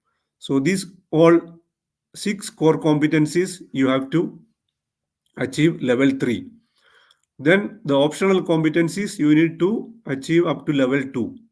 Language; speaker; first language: English; non-native, local second language; Malayalam